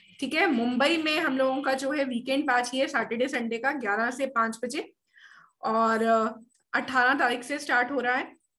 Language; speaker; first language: Hindi; native; Hindi